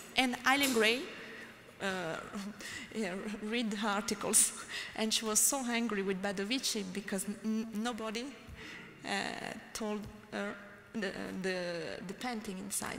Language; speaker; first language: English; non-native, learner; French